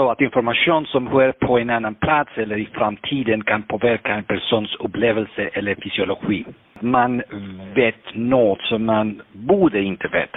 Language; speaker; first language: Swedish; non-native, fluent; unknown